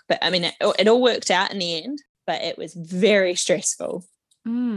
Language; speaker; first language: English; native; English